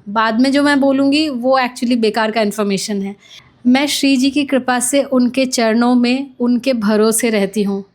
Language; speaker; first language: Hindi; non-native, local second language; Bangla